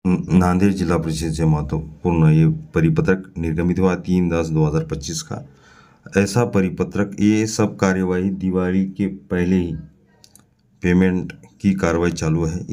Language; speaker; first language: Hindi; non-native, local second language; Marathi